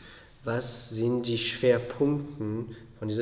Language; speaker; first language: German; non-native, fluent; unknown